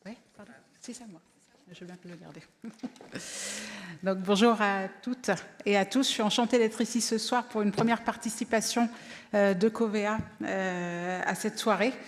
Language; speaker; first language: French; native; French